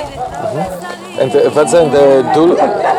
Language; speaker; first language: Dutch; non-native, learner; Polish